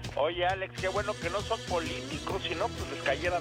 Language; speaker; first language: Spanish; native; Spanish